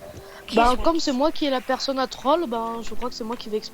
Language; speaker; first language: French; native; French